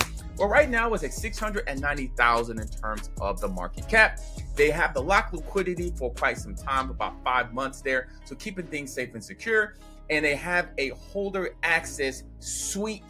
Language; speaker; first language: English; native; English